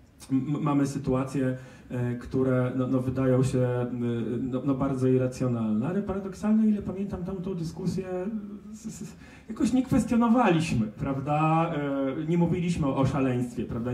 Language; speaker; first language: Polish; native; Polish